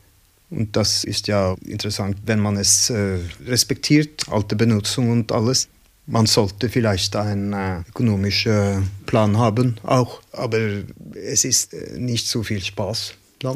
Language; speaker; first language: German; non-native, learner; Norwegian